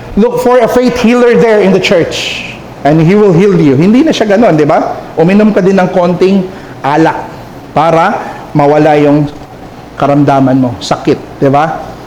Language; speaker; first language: Filipino; non-native, local second language; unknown